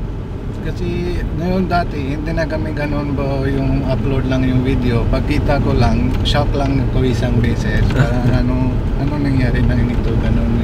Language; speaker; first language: Filipino; non-native, local second language; Cebuano